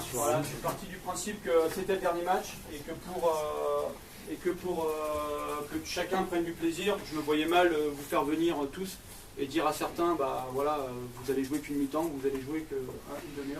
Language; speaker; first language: French; native; French